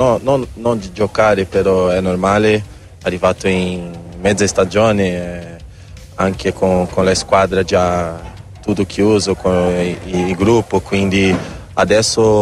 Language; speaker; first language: Italian; non-native, learner; Portuguese